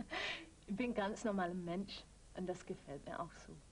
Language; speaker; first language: German; non-native, fluent; English